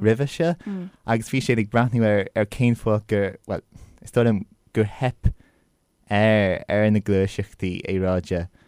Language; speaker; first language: Irish; non-native, local second language; English